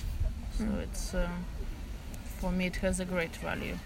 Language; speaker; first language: English; non-native, fluent; Russian